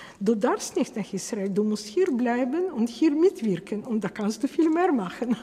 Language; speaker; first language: German; non-native, fluent; Russian